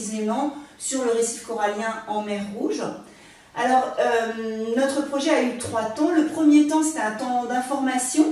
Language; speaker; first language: French; native; French